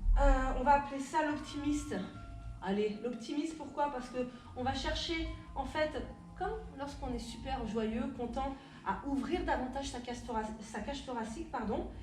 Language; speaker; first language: French; native; French